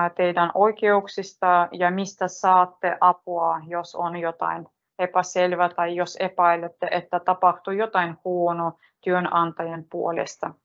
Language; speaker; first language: Finnish; non-native, fluent; Russian